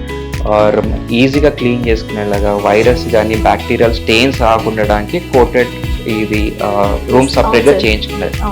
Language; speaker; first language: Telugu; native; Telugu